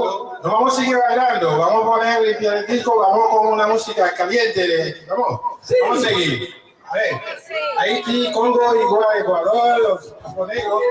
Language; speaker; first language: Spanish; non-native, learner; Haitian Creole